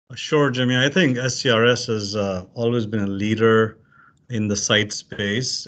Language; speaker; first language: English; non-native, local second language; Urdu